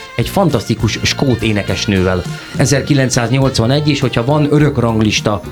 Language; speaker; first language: Hungarian; native; Hungarian